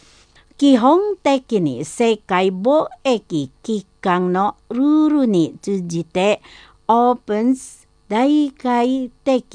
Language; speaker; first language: Japanese; non-native, fluent; Indonesian